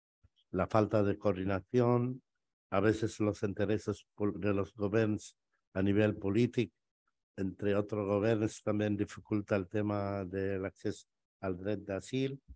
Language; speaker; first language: Catalan; non-native, fluent; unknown